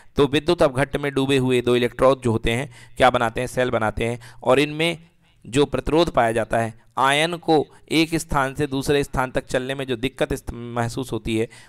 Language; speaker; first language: Hindi; native; Hindi